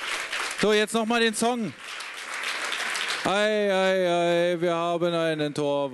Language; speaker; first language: German; native; German